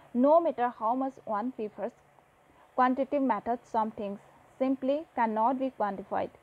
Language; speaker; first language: English; non-native, local second language; Assamese